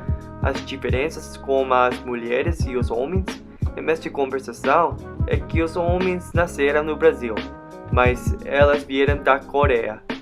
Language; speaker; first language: Portuguese; non-native, learner; English